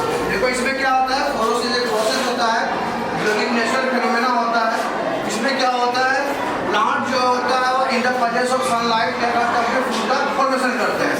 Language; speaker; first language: Hindi; native; Hindi